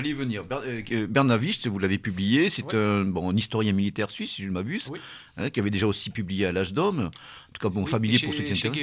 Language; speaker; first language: French; native; French